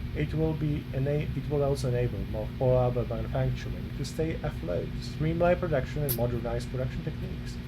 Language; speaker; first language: English; non-native, fluent; Slovak